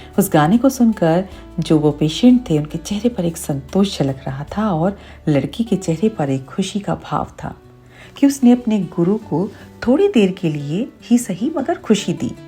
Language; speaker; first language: Hindi; native; Hindi